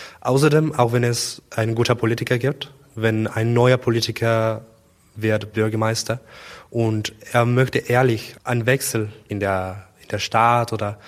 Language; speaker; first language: German; non-native, learner; Spanish